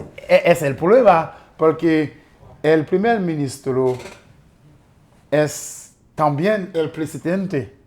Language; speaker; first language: Spanish; non-native, fluent; Haitian Creole